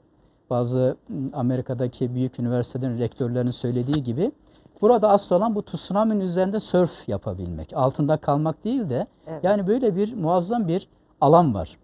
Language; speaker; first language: Turkish; native; Turkish